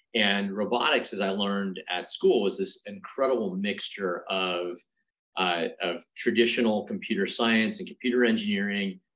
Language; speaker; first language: English; native; English